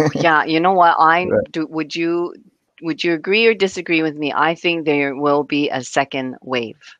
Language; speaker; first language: English; native; English